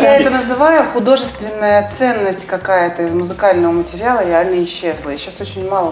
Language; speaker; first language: Russian; native; Russian